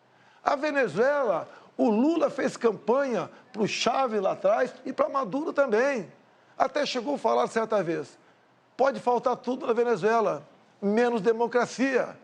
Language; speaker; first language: Portuguese; native; Portuguese